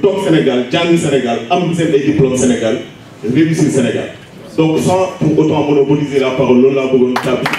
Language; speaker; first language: French; non-native, local second language; Wolof